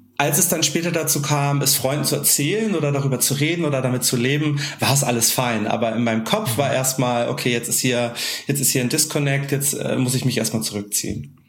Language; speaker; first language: German; native; German